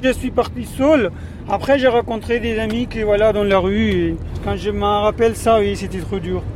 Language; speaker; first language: French; non-native, learner; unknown